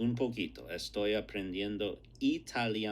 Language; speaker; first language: Spanish; non-native, learner; English